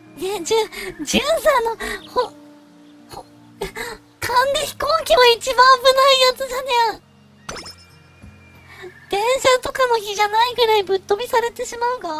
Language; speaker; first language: Japanese; native; Japanese